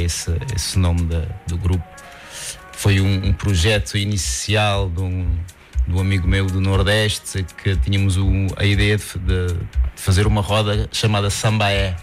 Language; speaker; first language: Portuguese; non-native, local second language; Kabuverdianu